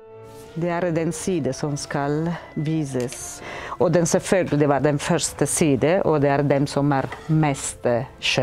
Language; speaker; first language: Norwegian; non-native, fluent; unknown